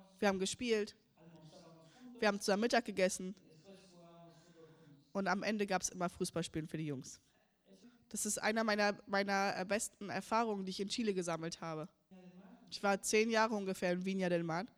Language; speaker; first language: German; early bilingual, heritage; German